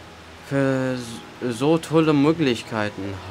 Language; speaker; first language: German; early bilingual, other home language; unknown